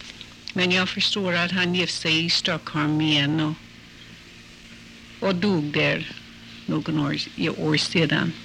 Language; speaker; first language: Swedish; early bilingual, heritage; English